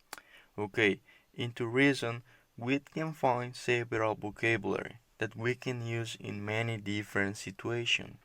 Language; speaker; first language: English; non-native, learner; Spanish